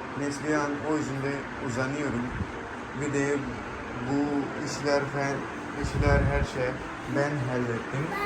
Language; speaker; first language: Turkish; non-native, learner; Urdu